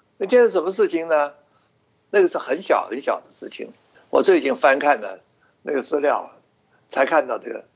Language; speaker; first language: Chinese; non-native, local second language; Cantonese